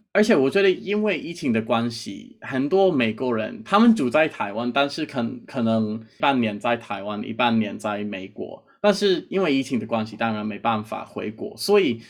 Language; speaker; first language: Chinese; non-native, fluent; English